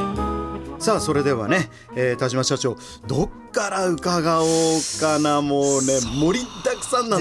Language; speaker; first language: Japanese; native; Japanese